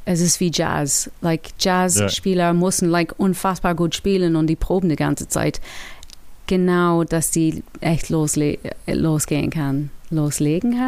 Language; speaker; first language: German; non-native, learner; English